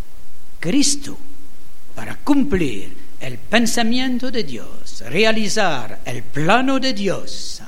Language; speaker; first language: Spanish; non-native, learner; German